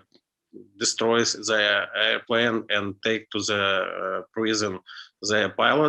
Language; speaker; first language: English; non-native, learner; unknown